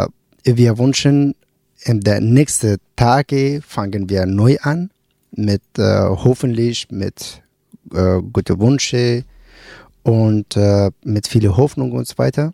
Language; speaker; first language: German; non-native, learner; Persian